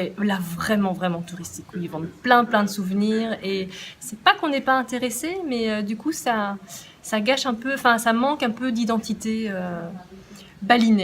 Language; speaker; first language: French; native; French